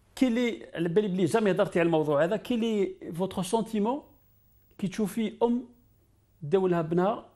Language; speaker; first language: French; non-native, local second language; Arabic